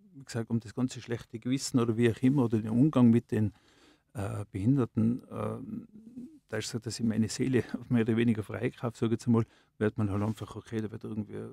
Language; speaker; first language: German; native; German